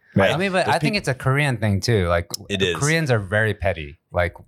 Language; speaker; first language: English; native; English